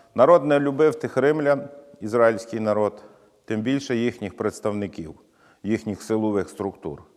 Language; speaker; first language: Ukrainian; native; Ukrainian